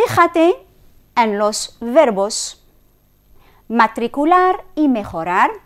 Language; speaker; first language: Spanish; non-native, fluent; Arabic